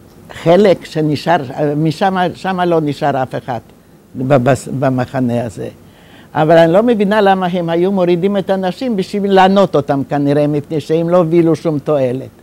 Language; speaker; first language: Hebrew; non-native, fluent; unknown